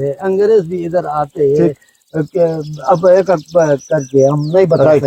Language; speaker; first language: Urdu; non-native, local second language; Shina